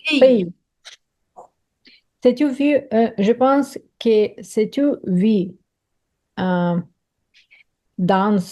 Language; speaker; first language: French; non-native, learner; Ukrainian